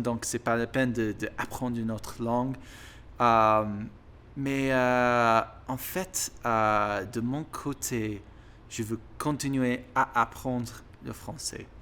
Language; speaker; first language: French; non-native, learner; English